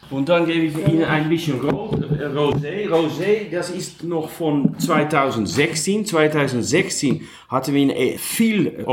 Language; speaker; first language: German; non-native, learner; Dutch